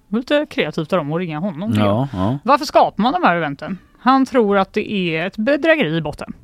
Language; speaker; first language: Swedish; native; Swedish